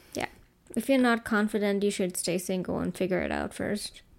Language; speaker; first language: English; non-native, fluent; German